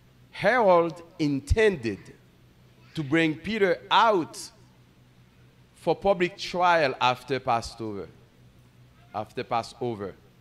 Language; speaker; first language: English; non-native, fluent; Haitian Creole